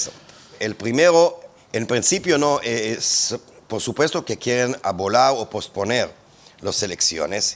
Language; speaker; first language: Spanish; non-native, fluent; Hebrew